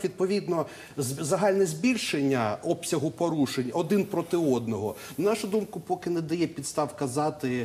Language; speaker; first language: Ukrainian; native; Ukrainian